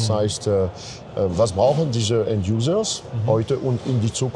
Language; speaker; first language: German; non-native, fluent; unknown